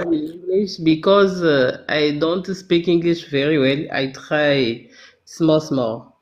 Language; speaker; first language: English; non-native, learner; French